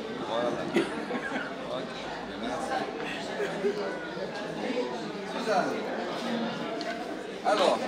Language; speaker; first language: French; native; French